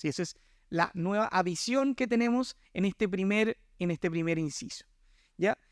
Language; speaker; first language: Spanish; native; Spanish